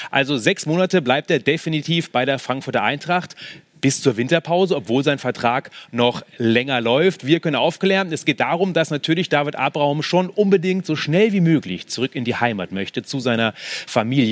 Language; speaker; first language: German; native; German